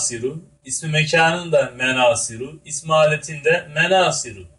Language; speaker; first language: Turkish; native; Turkish